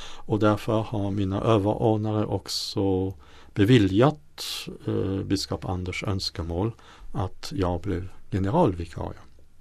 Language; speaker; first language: Swedish; non-native, fluent; French